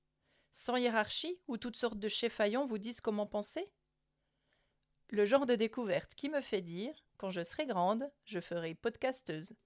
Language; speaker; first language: French; native; French